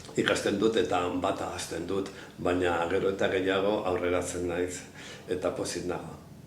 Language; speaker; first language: Basque; non-native, local second language; Spanish